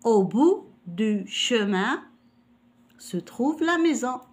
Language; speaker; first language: French; non-native, local second language; Arabic